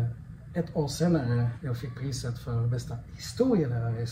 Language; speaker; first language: Swedish; non-native, fluent; French